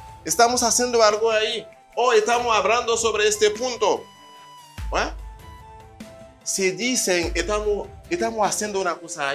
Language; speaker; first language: Spanish; non-native, fluent; Haitian Creole